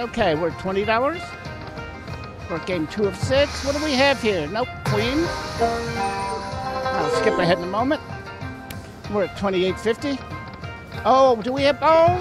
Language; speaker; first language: English; native; English